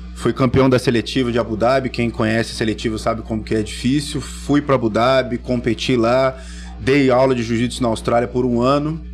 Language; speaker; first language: Portuguese; native; Portuguese